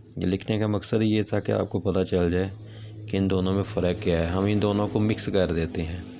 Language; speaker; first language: Urdu; non-native, local second language; Punjabi